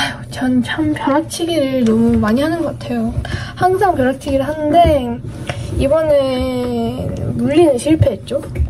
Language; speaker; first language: Korean; early bilingual, heritage; Korean